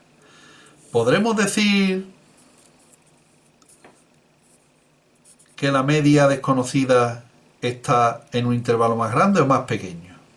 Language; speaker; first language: Spanish; native; Spanish